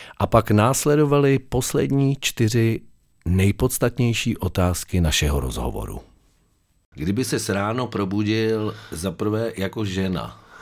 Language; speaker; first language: Czech; native; Czech